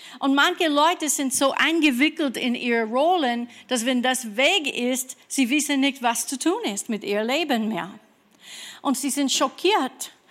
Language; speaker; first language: German; non-native, fluent; English